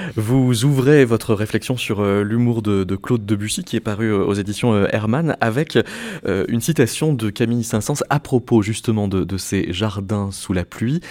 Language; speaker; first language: French; native; French